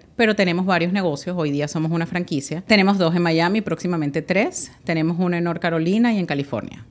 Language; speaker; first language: Spanish; native; Spanish